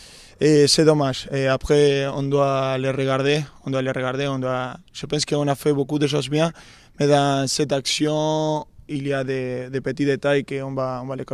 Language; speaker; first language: French; non-native, fluent; Spanish